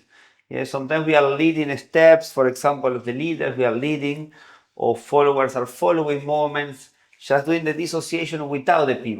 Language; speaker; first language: English; non-native, fluent; Spanish